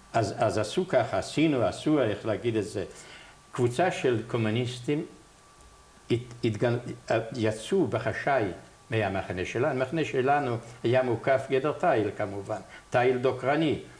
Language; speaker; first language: Hebrew; non-native, fluent; Yiddish